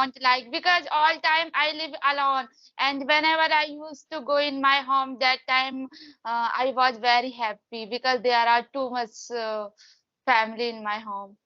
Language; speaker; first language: English; non-native, learner; Hindi